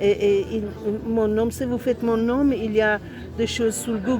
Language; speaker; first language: French; non-native, learner; Italian